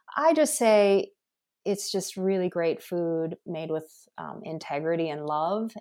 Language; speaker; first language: English; early bilingual, other home language; Korean